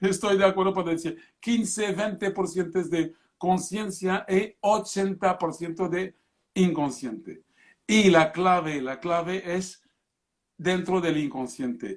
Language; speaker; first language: Spanish; non-native, fluent; French